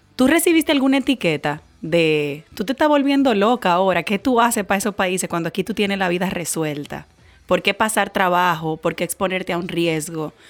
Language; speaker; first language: Spanish; native; Spanish